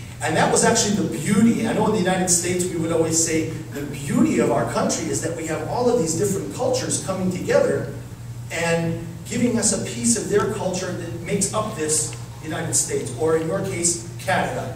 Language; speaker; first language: English; early bilingual, other home language; Ukrainian